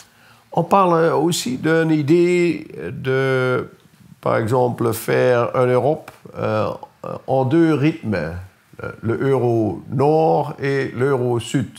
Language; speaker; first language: French; non-native, fluent; Dutch